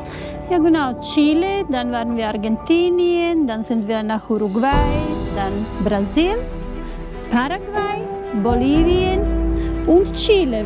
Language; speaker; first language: German; non-native, fluent; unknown